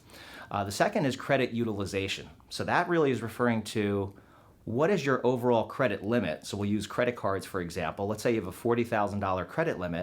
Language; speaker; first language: English; native; English